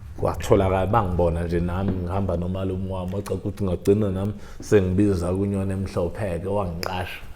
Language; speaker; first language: Zulu; native; Zulu